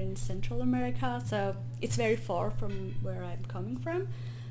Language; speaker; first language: English; non-native, fluent; Swiss German